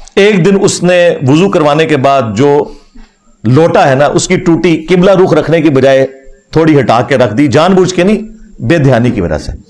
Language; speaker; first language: Urdu; non-native, local second language; Punjabi